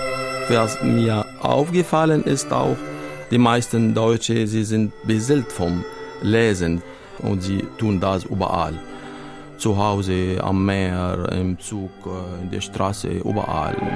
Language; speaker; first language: German; non-native, learner; Arabic